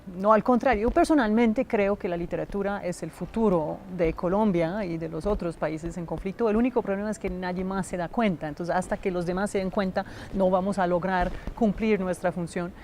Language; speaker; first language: Spanish; non-native, fluent; English